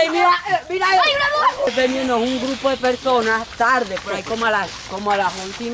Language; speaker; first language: Spanish; native; Spanish